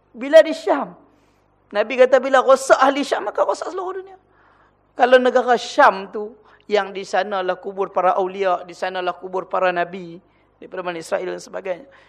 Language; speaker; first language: Malay; native; Malay